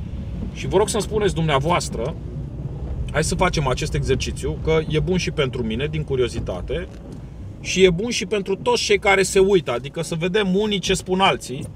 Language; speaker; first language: Romanian; native; Romanian